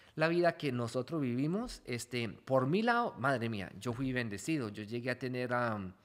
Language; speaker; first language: Spanish; early bilingual, heritage; Spanish